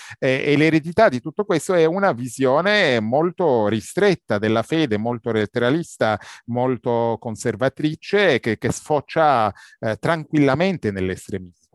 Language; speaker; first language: Italian; non-native, fluent; Arabic